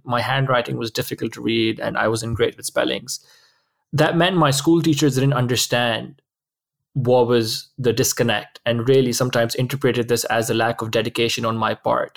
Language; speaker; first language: English; non-native, local second language; Urdu